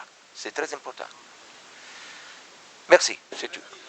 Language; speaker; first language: French; non-native, learner; Italian